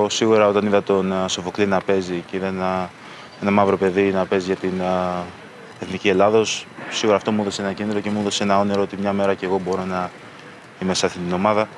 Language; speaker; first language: Greek; early bilingual, other home language; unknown